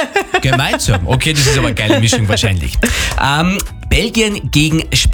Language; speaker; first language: German; native; German